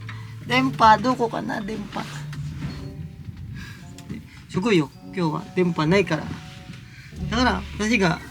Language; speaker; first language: Japanese; non-native, learner; Filipino